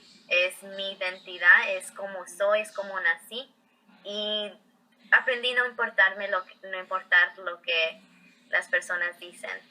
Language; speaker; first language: Spanish; early bilingual, heritage; Spanish